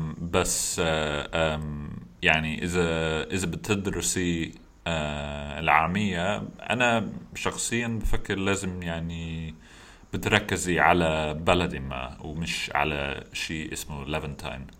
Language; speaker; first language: Arabic; non-native, fluent; English